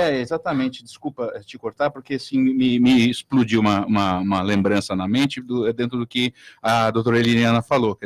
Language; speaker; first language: Portuguese; native; Portuguese